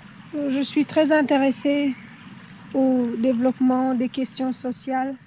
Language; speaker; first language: French; non-native, fluent; Persian